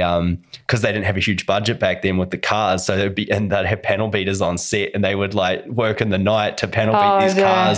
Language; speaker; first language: English; native; English